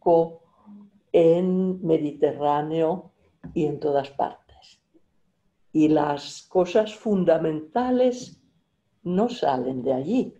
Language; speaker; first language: Spanish; non-native, fluent; Finnish